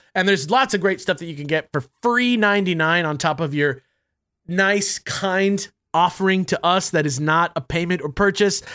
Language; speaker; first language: English; native; English